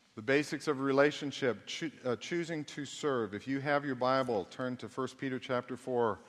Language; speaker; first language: English; native; English